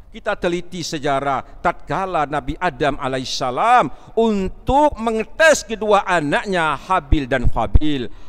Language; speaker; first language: Malay; non-native, local second language; Achinese